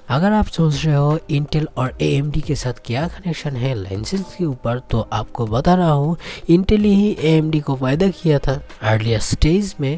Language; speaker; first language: Hindi; non-native, local second language; Bangla